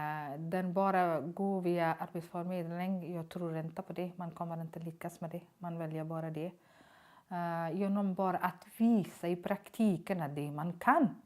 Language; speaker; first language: Swedish; non-native, learner; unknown